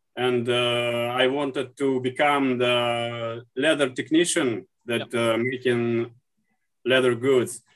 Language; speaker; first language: English; non-native, learner; Russian